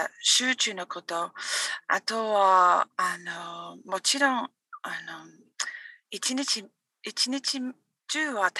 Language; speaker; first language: Japanese; non-native, learner; English